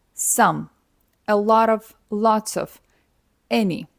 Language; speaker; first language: English; non-native, fluent; Ukrainian